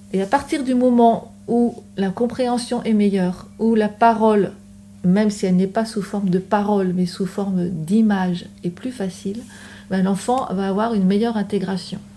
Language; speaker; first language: French; native; French